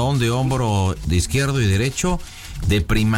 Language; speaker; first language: Spanish; native; Spanish